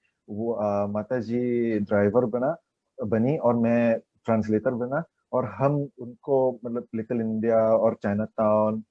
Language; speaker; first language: Hindi; non-native, learner; Chinese